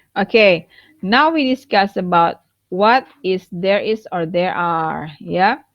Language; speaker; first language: English; non-native, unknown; Indonesian